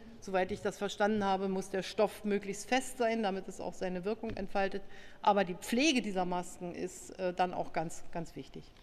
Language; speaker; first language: German; native; German